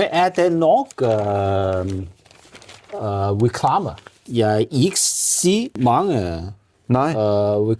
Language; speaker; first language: Danish; non-native, learner; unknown